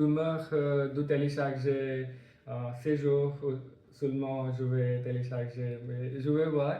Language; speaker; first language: French; non-native, learner; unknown